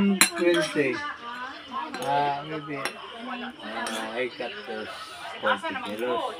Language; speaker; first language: English; non-native, learner; Cebuano